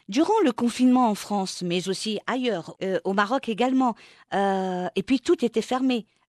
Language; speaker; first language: French; non-native, local second language; Arabic